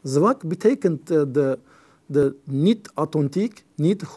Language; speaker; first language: Dutch; non-native, fluent; Turkish